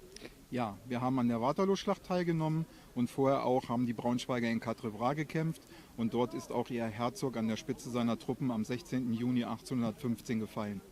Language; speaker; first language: German; native; German